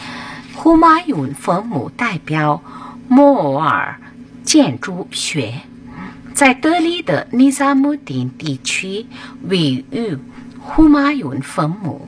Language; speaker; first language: Chinese; non-native, fluent; Hindi